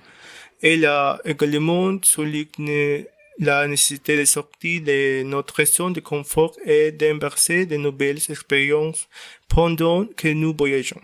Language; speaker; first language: French; non-native, learner; Spanish